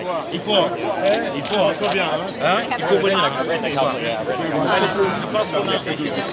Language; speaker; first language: French; non-native, local second language; Wolof